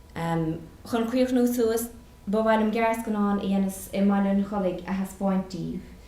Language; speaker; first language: Irish; non-native, local second language; English